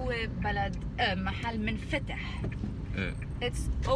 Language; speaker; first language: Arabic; native; Arabic